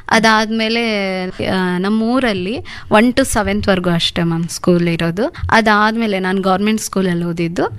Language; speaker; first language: Kannada; non-native, local second language; Urdu